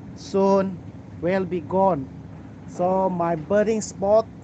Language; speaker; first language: English; non-native, local second language; Malay